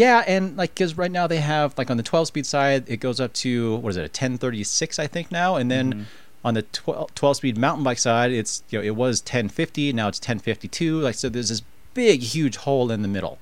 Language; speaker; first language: English; native; English